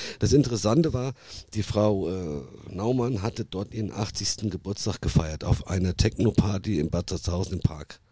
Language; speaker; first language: German; early bilingual, other home language; Italian